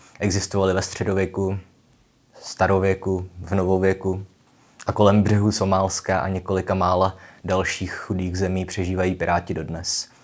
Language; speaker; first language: Czech; native; Czech